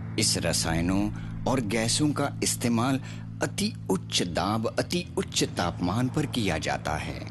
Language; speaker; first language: Hindi; non-native, local second language; Marathi